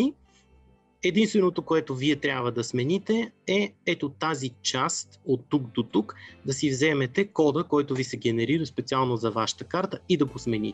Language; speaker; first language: Bulgarian; native; Bulgarian